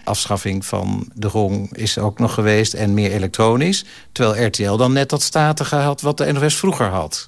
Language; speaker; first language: Dutch; native; Dutch